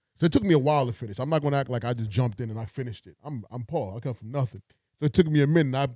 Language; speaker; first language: English; native; English